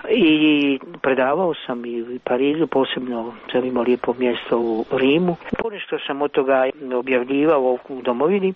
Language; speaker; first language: Croatian; native; Croatian